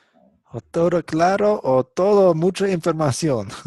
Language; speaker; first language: Spanish; non-native, fluent; English